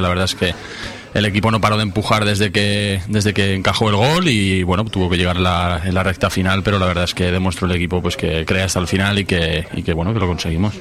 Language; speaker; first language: Spanish; native; Spanish